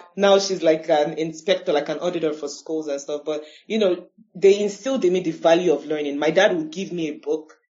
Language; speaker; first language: English; non-native, local second language; Igbo